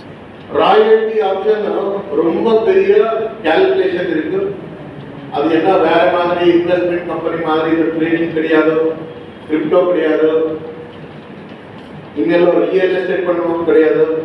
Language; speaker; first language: Tamil; non-native, learner; Kannada